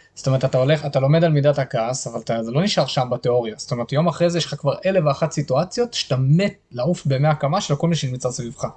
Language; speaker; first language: Hebrew; native; Hebrew